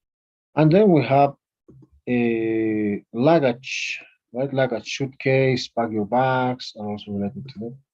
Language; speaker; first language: English; non-native, fluent; Spanish